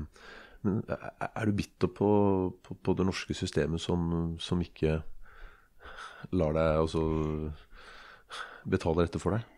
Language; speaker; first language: Norwegian; native; Norwegian